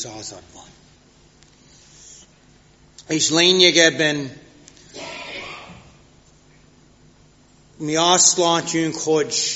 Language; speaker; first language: Hungarian; non-native, fluent; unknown